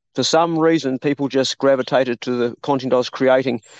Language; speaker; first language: English; native; English